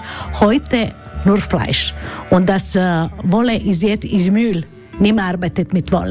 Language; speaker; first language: German; non-native, learner; Croatian